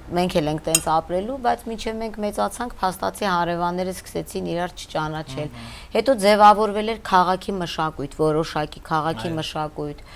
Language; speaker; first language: Armenian; native; Armenian